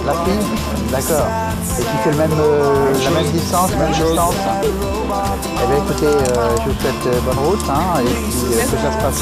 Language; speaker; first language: French; native; French